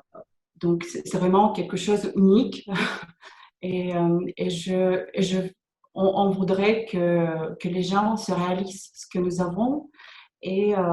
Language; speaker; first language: French; non-native, fluent; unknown